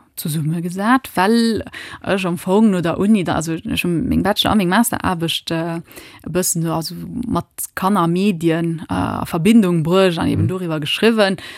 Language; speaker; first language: Luxembourgish; early bilingual, other home language; Italian